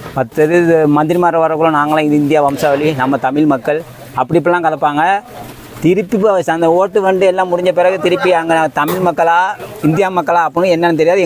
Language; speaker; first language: Tamil; native; Tamil